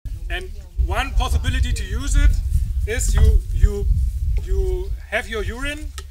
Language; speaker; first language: English; non-native, fluent; German